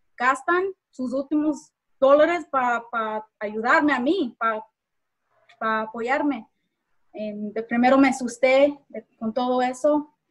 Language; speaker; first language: Spanish; early bilingual, heritage; Spanish